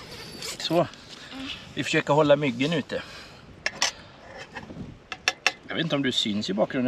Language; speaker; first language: Swedish; native; Swedish